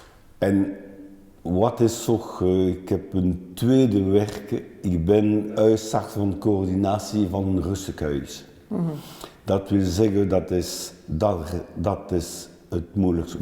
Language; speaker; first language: Dutch; non-native, local second language; French